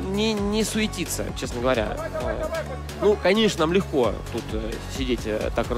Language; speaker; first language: Russian; native; Russian